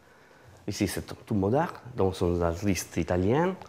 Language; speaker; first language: French; non-native, learner; Italian